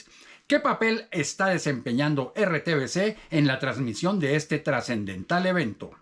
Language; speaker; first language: Spanish; native; Spanish